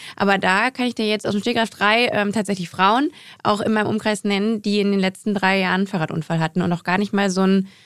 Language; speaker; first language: German; native; German